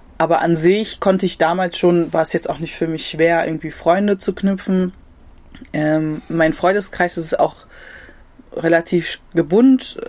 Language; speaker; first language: German; native; German